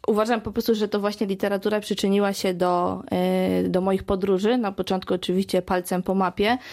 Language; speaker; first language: Polish; native; Polish